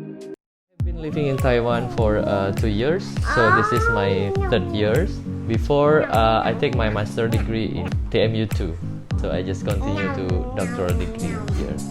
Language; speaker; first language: English; non-native, learner; Indonesian